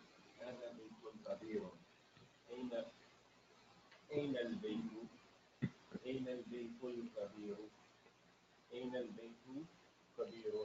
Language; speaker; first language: Arabic; non-native, learner; English